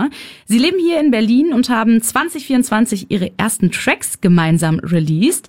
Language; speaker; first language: German; native; German